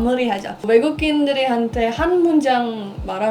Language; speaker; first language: Korean; non-native, learner; Indonesian